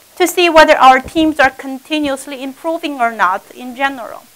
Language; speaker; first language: English; non-native, fluent; Chinese